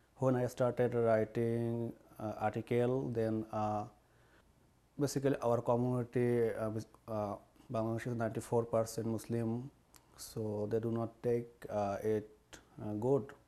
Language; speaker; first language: English; non-native, learner; Bangla